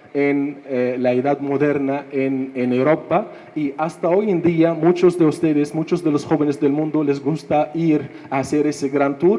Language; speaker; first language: Spanish; non-native, fluent; Arabic